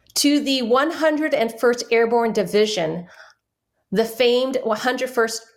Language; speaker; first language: English; early bilingual, other home language; Chinese